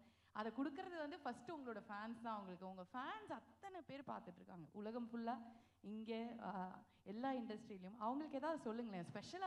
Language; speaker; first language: Tamil; native; Tamil